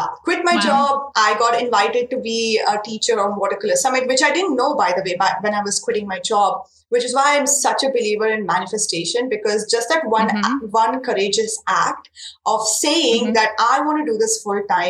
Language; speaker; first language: English; non-native, local second language; Marathi